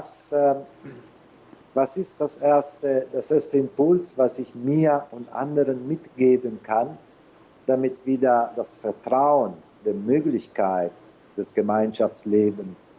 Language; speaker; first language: German; non-native, fluent; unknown